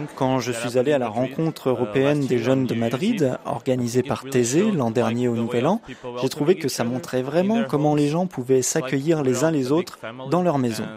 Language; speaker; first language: French; non-native, fluent; Portuguese